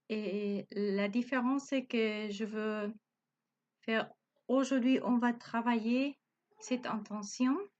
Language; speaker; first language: French; non-native, learner; Spanish